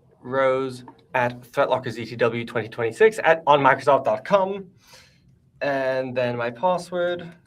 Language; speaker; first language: English; native; English